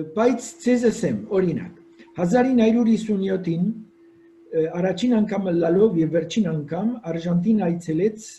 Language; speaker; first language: Armenian; early bilingual, heritage; Armenian